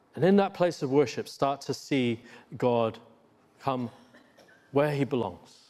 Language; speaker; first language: English; native; English